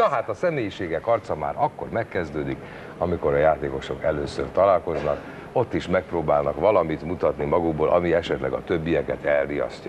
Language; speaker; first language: Hungarian; native; Hungarian